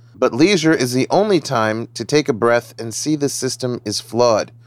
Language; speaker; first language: English; native; English